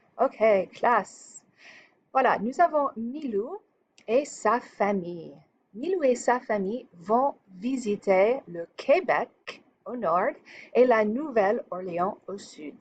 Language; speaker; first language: French; non-native, fluent; English